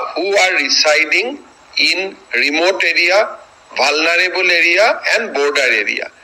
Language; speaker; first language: English; non-native, local second language; Assamese